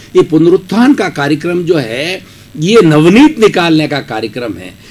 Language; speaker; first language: Hindi; native; Hindi